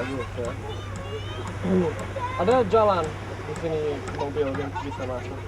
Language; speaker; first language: Indonesian; non-native, learner; English